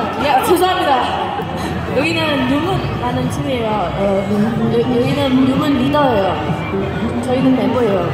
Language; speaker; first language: Korean; non-native, fluent; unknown